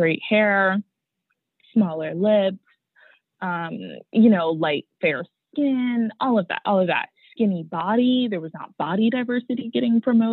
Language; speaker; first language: English; native; English